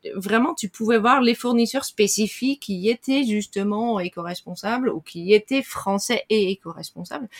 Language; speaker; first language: French; non-native, fluent; Dutch